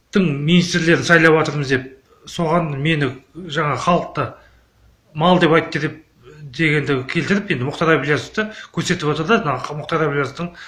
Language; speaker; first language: Kazakh; native; Kazakh